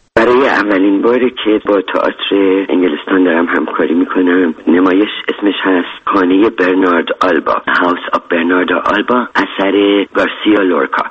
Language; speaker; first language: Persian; native; Persian